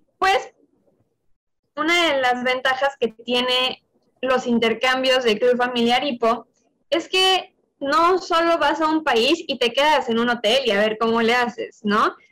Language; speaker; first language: Spanish; native; Spanish